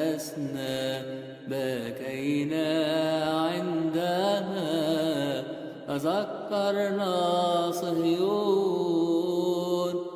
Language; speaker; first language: Arabic; native; Arabic